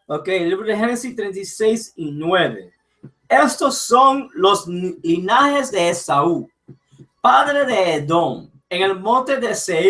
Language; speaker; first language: Spanish; early bilingual, heritage; English